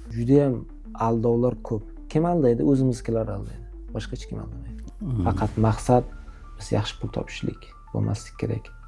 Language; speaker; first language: Uzbek; native; Uzbek